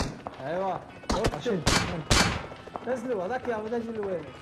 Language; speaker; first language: Arabic; native; Arabic